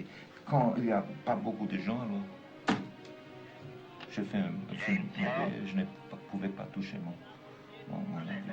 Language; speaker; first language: French; non-native, fluent; German